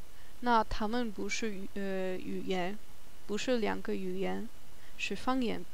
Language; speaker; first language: Chinese; non-native, learner; German